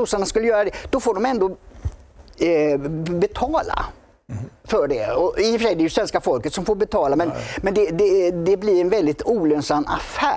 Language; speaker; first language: Swedish; native; Swedish